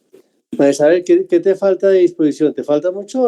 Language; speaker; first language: Spanish; native; Spanish